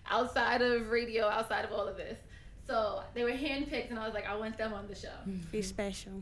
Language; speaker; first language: English; early bilingual, other home language; Spanish